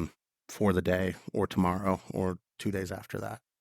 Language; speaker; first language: English; native; English